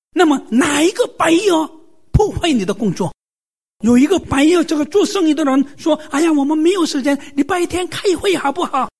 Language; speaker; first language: Chinese; non-native, fluent; Korean